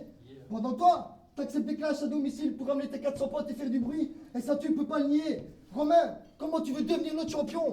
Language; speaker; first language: French; native; French